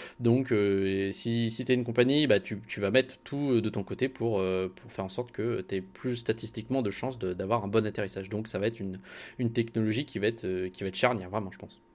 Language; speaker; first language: French; native; French